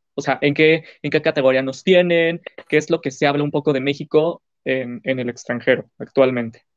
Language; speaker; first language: Spanish; native; Spanish